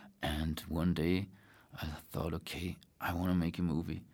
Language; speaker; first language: English; non-native, fluent; German